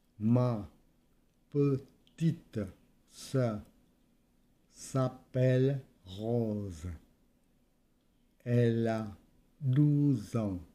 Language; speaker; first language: French; non-native, fluent; Vietnamese